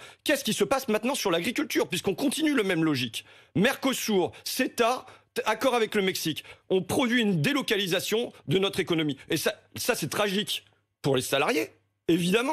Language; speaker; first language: French; native; French